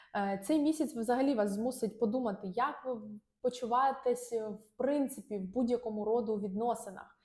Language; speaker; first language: Ukrainian; non-native, local second language; Russian